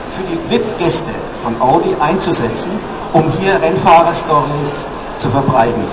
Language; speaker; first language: German; native; German